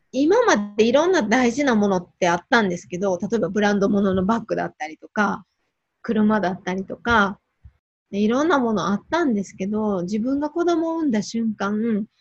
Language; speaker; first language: Japanese; native; Japanese